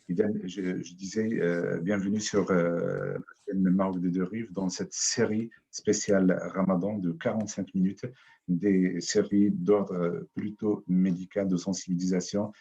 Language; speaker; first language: French; non-native, local second language; Arabic